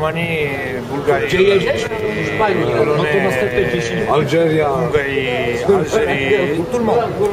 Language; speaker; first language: French; non-native, learner; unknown